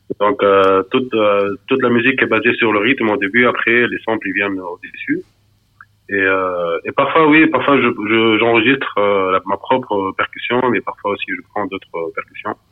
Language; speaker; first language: French; non-native, local second language; Arabic